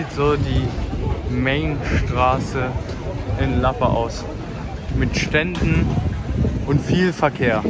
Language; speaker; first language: German; native; German